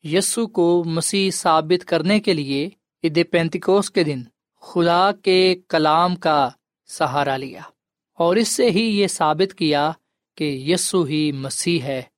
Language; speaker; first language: Urdu; non-native, local second language; Punjabi